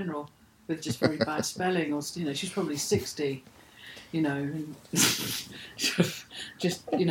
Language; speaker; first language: English; native; English